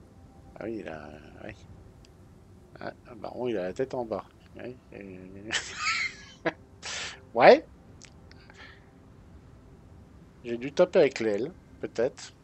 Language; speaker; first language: French; native; French